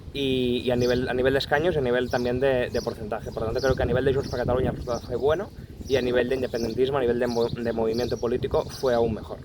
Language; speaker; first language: Spanish; non-native, local second language; Catalan